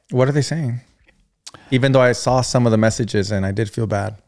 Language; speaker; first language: English; early bilingual, other home language; Spanish